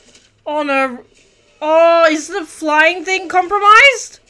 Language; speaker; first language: English; native; English